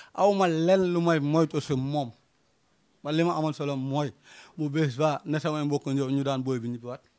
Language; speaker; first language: Wolof; native; Wolof